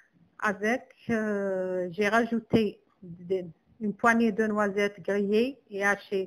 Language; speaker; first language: French; non-native, local second language; Arabic